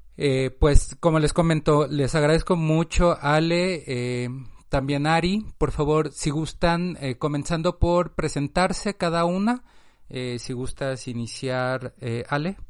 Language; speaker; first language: Spanish; native; Spanish